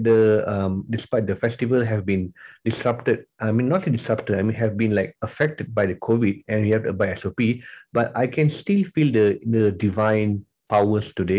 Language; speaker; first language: English; non-native, local second language; Tamil